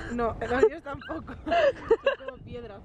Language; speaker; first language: Catalan; non-native, local second language; Spanish